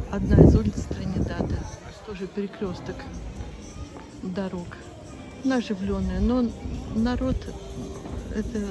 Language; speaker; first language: Russian; native; Russian